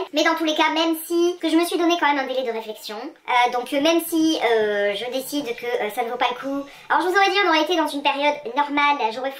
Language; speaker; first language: French; native; French